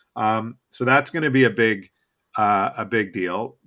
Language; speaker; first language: English; native; English